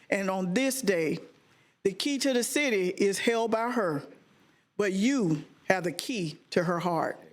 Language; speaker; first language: English; native; English